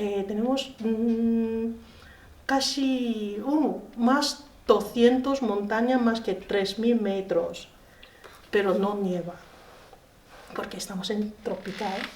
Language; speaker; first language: Spanish; non-native, learner; Chinese